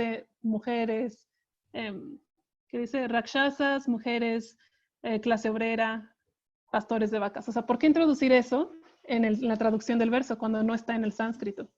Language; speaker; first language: Spanish; native; Spanish